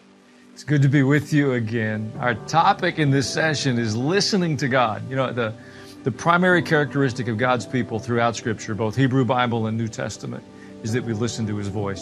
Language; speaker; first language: English; native; English